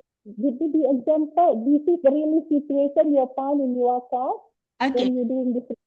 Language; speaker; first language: English; non-native, learner; Indonesian